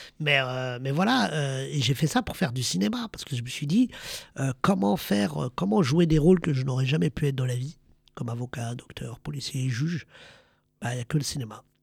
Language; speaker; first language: French; early bilingual, other home language; Arabic